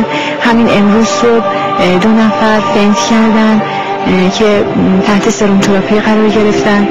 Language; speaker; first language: Persian; native; Persian